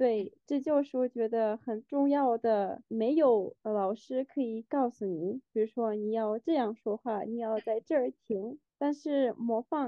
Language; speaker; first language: Chinese; non-native, fluent; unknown